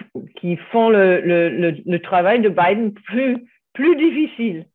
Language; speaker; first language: French; non-native, fluent; English